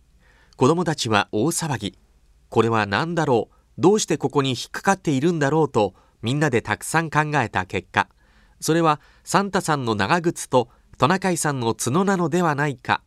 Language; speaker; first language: Japanese; native; Japanese